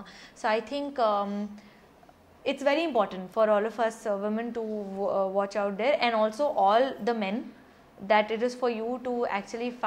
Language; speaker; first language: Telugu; non-native, learner; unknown